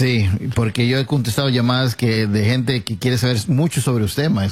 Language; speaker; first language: Spanish; early bilingual, heritage; Spanish